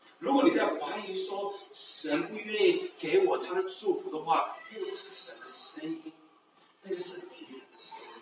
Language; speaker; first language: Chinese; early bilingual, heritage; Chinese